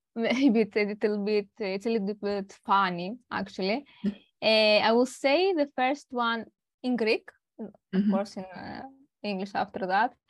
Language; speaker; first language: English; non-native, learner; Greek